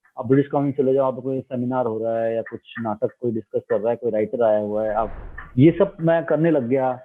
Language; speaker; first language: Hindi; non-native, local second language; Bangla